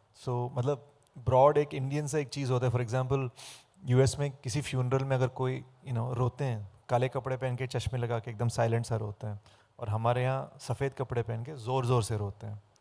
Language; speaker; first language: Hindi; non-native, fluent; Telugu